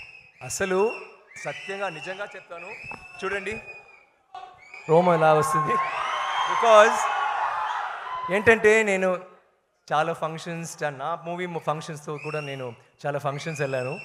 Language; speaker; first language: Telugu; non-native, learner; Tamil